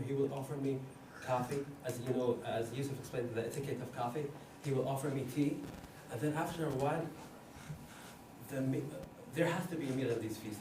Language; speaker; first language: English; non-native, fluent; Arabic